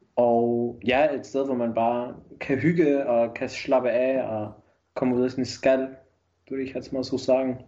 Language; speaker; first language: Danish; native; Danish